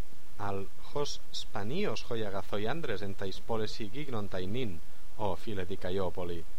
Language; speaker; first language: Greek; non-native, fluent; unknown